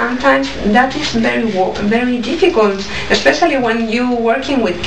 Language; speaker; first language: English; non-native, learner; Spanish